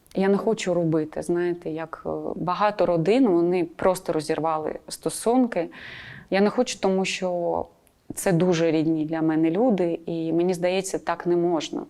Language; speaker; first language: Ukrainian; non-native, local second language; Russian